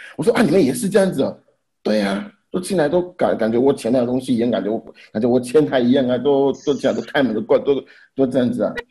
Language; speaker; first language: Chinese; non-native, fluent; Haitian Creole